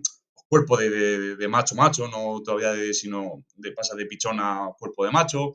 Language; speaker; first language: Spanish; native; Spanish